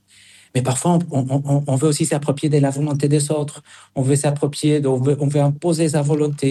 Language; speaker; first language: French; non-native, fluent; Spanish